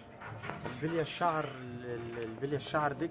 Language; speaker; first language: Arabic; native; Arabic